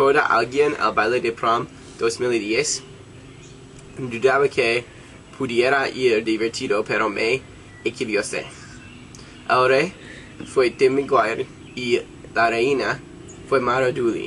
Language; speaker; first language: Spanish; non-native, learner; English